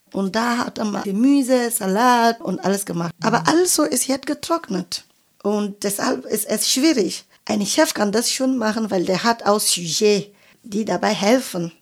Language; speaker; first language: German; non-native, fluent; French